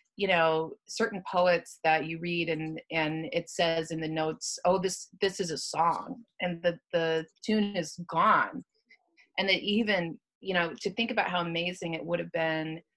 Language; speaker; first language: English; native; English